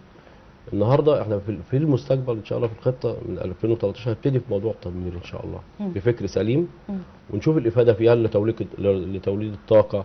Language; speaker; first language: Arabic; native; Arabic